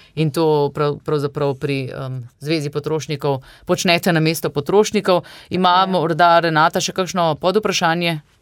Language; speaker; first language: Slovenian; native; Slovenian